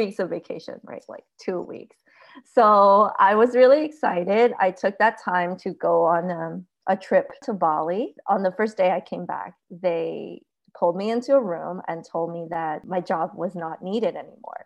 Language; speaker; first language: English; early bilingual, other home language; Chinese